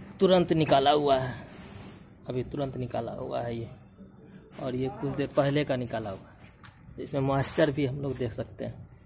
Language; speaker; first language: Hindi; native; Hindi